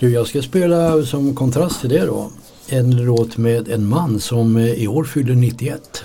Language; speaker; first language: Swedish; native; Swedish